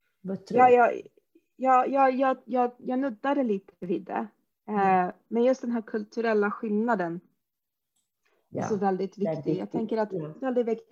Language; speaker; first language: Swedish; early bilingual, other home language; Arabic